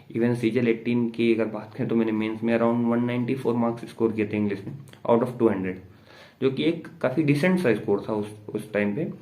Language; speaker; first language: Hindi; native; Hindi